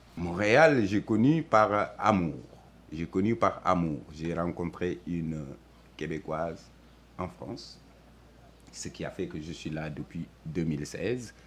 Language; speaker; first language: French; non-native, local second language; Wolof